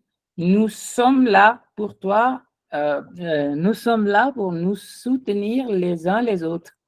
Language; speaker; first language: French; non-native, fluent; Hindi